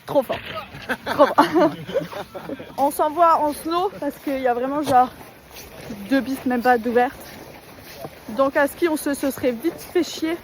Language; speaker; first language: French; native; French